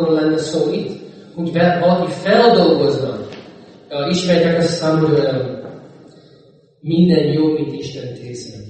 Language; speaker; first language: Hungarian; non-native, fluent; English